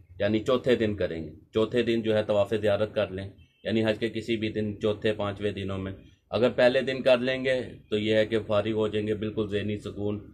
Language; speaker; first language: Urdu; non-native, local second language; Punjabi